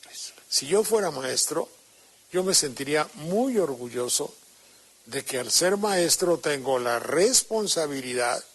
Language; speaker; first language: Spanish; native; Spanish